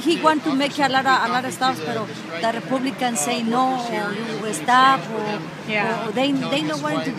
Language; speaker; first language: English; non-native, learner; Spanish